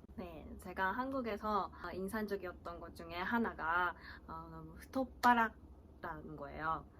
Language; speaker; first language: Korean; early bilingual, heritage; Korean